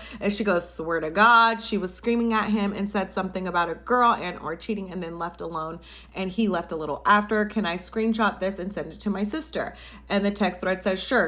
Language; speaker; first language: English; native; English